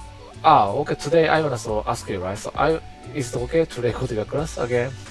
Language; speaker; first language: English; non-native, learner; Japanese